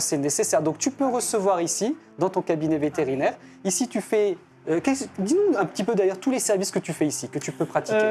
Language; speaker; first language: French; native; French